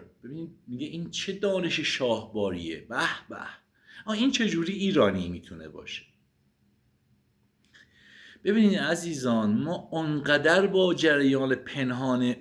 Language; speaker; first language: Persian; native; Persian